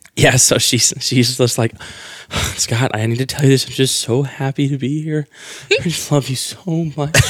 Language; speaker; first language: English; native; English